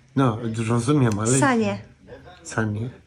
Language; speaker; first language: Polish; non-native, learner; Turkish